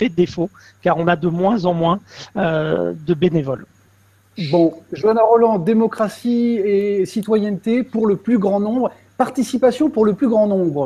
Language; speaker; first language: French; native; French